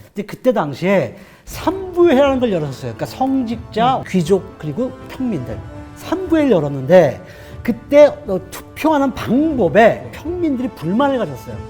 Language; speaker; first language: Korean; native; Korean